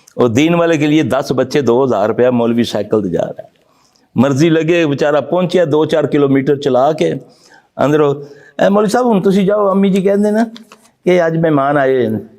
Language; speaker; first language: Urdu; non-native, local second language; Punjabi